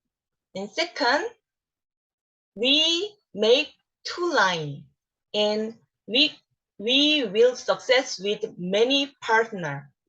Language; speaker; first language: English; non-native, learner; Korean